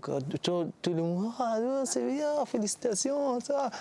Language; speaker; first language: French; non-native, learner; Portuguese